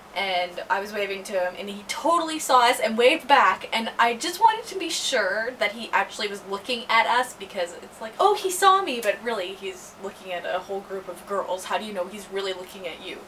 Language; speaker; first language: English; native; English